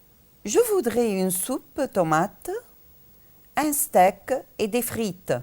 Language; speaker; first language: French; non-native, fluent; Arabic